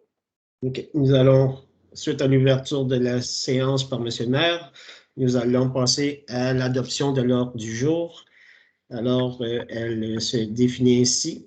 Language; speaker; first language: French; native; French